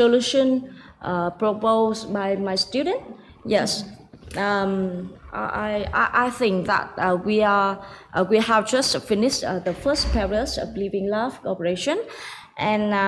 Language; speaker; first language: English; non-native, fluent; Vietnamese